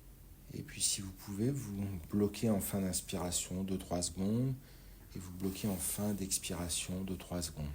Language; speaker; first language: French; native; French